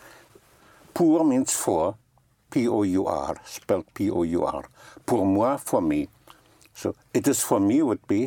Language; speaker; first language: English; non-native, fluent; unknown